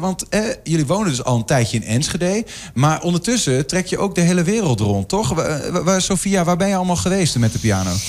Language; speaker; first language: Dutch; native; Dutch